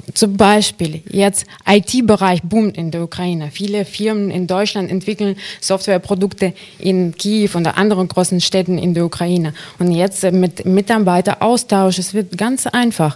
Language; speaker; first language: German; non-native, fluent; Ukrainian